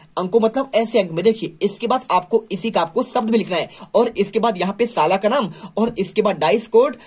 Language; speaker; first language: Hindi; native; Hindi